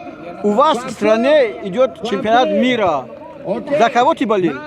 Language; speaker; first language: Russian; non-native, local second language; Tajik